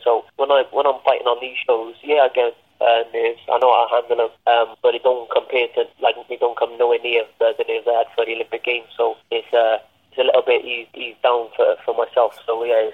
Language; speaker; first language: English; native; English